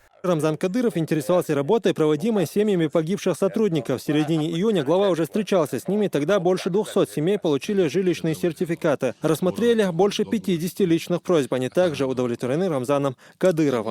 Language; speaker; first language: Russian; native; Russian